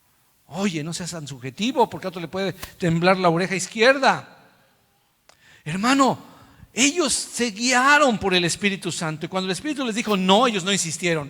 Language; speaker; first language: Spanish; native; Spanish